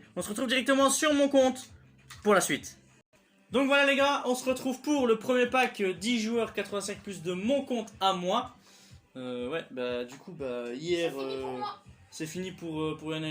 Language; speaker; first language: French; native; French